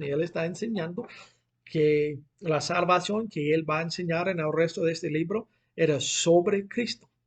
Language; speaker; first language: Spanish; non-native, fluent; English